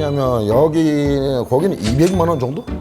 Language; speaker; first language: Korean; early bilingual, other home language; Turkish